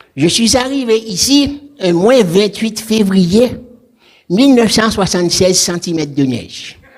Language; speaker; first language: French; non-native, local second language; Haitian Creole